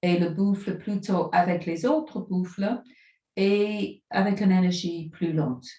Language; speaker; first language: French; non-native, fluent; English